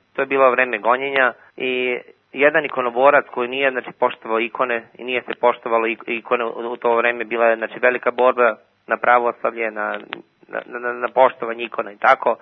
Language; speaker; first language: Serbian; native; Serbian